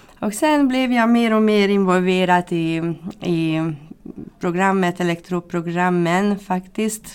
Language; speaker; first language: Swedish; non-native, fluent; Hungarian